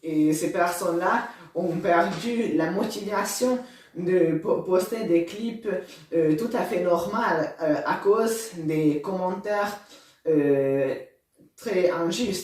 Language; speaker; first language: French; non-native, learner; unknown